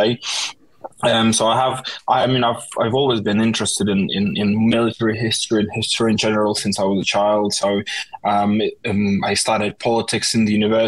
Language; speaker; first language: English; non-native, fluent; Russian